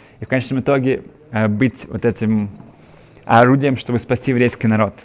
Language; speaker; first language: Russian; native; Russian